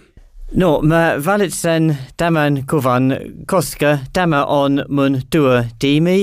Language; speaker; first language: Finnish; non-native, learner; English